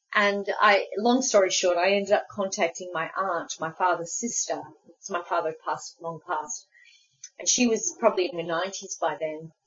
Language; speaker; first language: English; early bilingual, other home language; Spanish